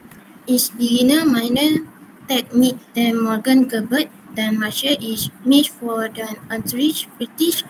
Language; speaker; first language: German; non-native, learner; Malay